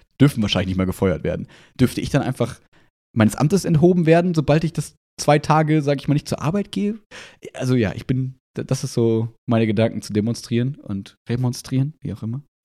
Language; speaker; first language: German; native; German